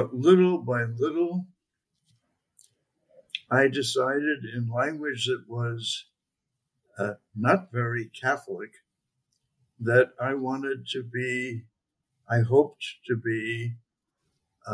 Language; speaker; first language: English; native; English